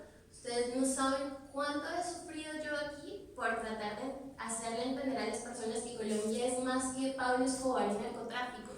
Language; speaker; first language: Spanish; native; Spanish